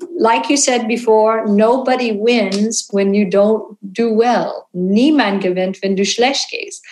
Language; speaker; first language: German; non-native, learner; English